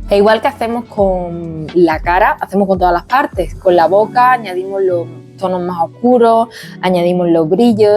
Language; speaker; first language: Spanish; native; Spanish